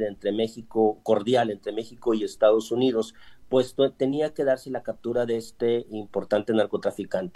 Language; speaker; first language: Spanish; native; Spanish